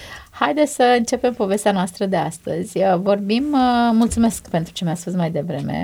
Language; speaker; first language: Romanian; native; Romanian